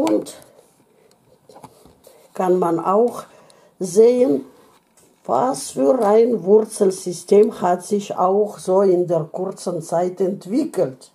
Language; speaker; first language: German; non-native, fluent; Russian